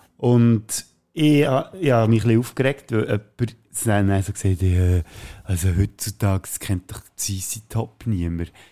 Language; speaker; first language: German; native; German